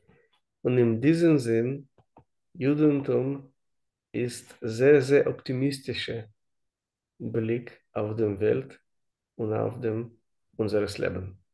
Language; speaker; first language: German; non-native, learner; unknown